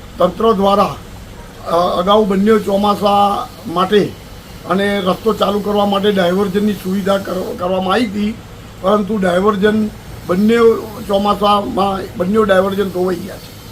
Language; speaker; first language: Gujarati; native; Gujarati